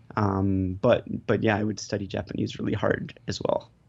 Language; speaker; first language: English; native; English